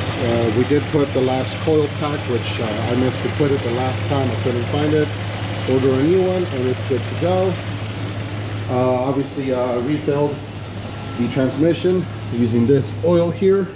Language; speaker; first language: English; native; English